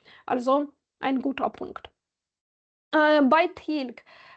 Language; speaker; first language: German; non-native, fluent; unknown